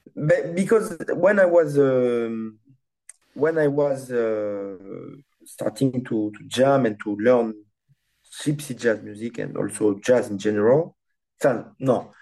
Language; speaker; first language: English; non-native, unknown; French